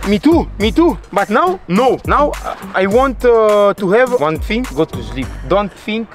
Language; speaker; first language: English; non-native, learner; Italian